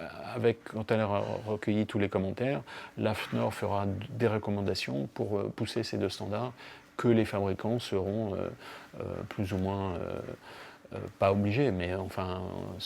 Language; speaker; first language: French; native; French